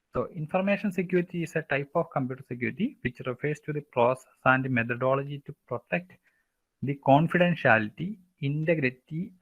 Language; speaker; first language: English; non-native, local second language; Malayalam